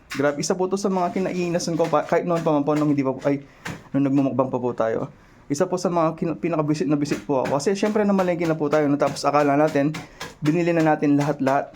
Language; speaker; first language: Filipino; native; Filipino